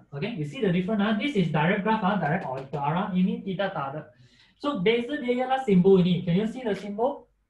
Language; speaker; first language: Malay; non-native, local second language; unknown